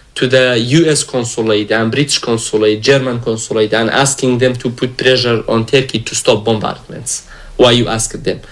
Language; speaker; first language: English; non-native, fluent; Kurdish